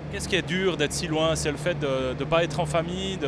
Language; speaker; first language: French; native; French